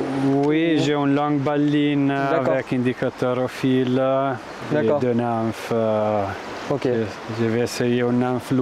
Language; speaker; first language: French; non-native, fluent; Italian